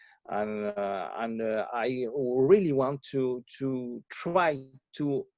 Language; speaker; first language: English; non-native, learner; French